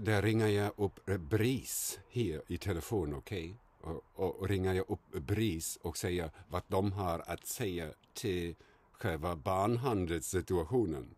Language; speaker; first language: Swedish; non-native, fluent; German